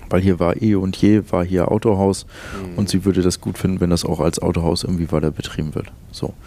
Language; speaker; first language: German; native; German